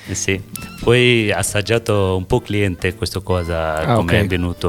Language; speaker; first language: Italian; non-native, learner; Bangla